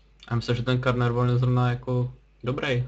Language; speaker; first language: Czech; native; Czech